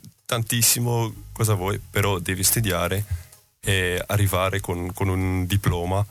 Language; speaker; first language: Italian; non-native, learner; Dutch